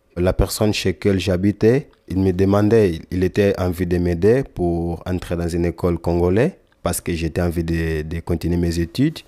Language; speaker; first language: French; non-native, learner; Lingala